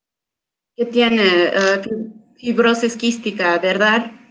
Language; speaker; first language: Spanish; non-native, learner; English